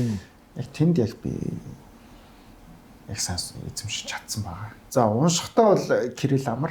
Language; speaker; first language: Mongolian; non-native, fluent; Japanese